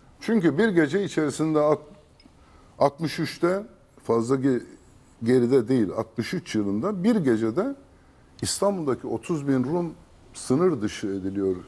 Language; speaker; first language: Turkish; non-native, local second language; Kurdish